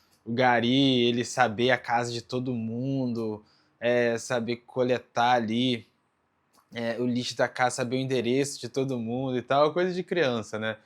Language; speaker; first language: Portuguese; native; Portuguese